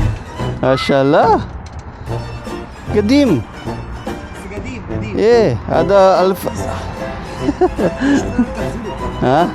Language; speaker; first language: Arabic; non-native, learner; Filipino